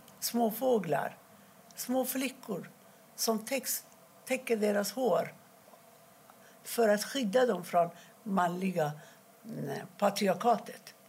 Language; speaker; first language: Swedish; non-native, fluent; Persian